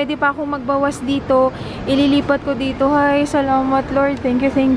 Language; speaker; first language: Filipino; native; Filipino